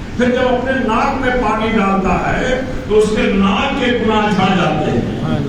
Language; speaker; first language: Urdu; native; Urdu